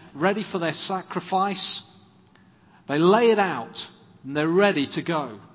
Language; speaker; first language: English; native; English